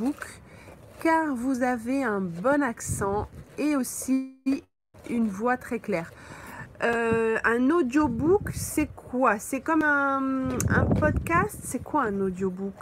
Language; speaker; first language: French; native; French